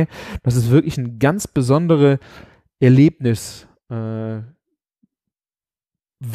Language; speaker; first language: German; native; German